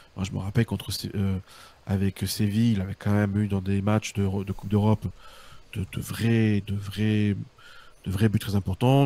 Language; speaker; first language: French; native; French